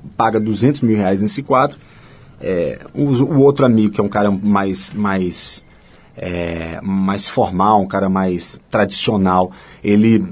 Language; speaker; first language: Portuguese; native; Portuguese